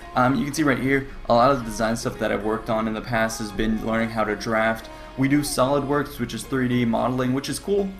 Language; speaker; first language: English; native; English